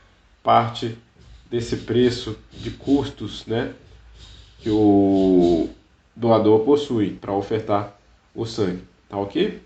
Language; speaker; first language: Portuguese; native; Portuguese